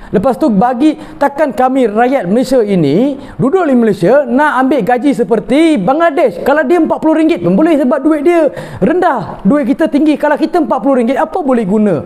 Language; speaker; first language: Malay; non-native, local second language; Tamil